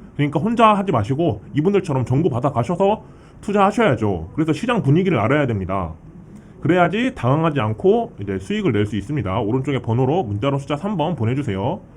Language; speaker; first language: Korean; early bilingual, heritage; Korean